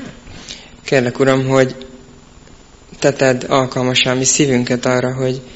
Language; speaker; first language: Hungarian; native; Hungarian